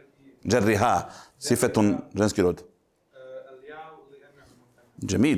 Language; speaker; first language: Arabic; non-native, fluent; Bosnian